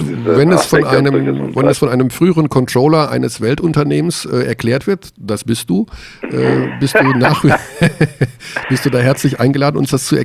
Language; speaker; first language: German; native; German